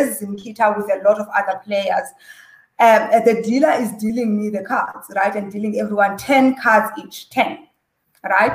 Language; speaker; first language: English; non-native, local second language; Xhosa